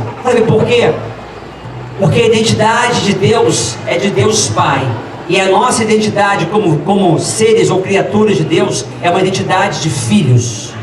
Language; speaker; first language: Portuguese; native; Portuguese